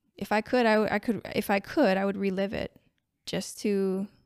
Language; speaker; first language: English; native; English